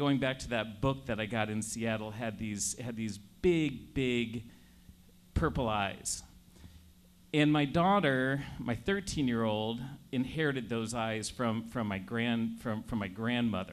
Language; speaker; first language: English; native; English